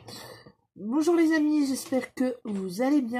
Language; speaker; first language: French; native; French